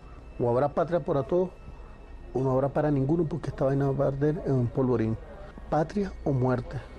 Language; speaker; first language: Spanish; native; Spanish